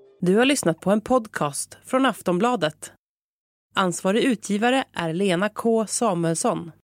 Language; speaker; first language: Swedish; native; Swedish